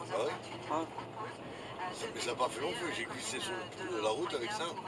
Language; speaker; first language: French; native; French